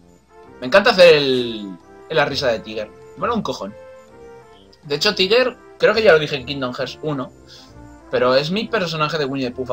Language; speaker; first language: Spanish; native; Spanish